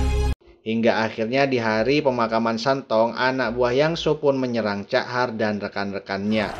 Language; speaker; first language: Indonesian; native; Indonesian